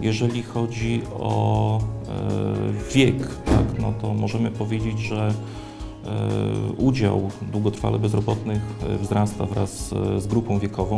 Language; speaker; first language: Polish; native; Polish